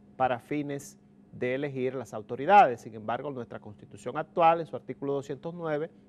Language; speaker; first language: Spanish; native; Spanish